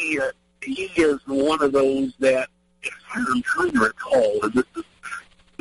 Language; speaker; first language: English; native; English